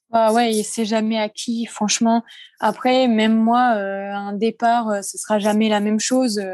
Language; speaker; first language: French; native; French